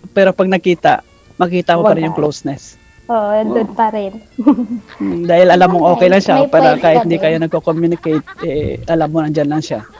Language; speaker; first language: Filipino; non-native, local second language; Kinaray-a